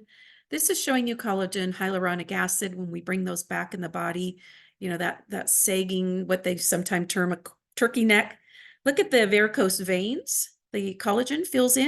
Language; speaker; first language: English; native; English